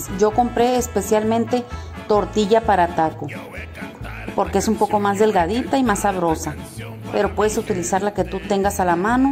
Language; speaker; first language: Spanish; native; Spanish